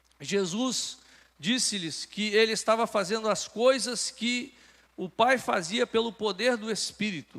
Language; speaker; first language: Portuguese; native; Portuguese